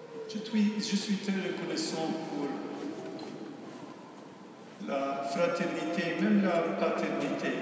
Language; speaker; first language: French; non-native, fluent; English